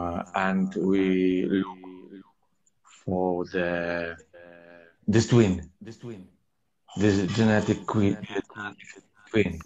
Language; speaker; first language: English; non-native, learner; Polish